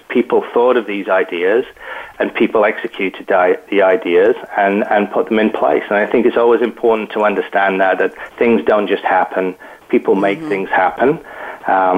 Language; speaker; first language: English; native; English